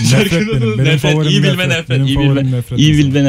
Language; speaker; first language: Turkish; native; Turkish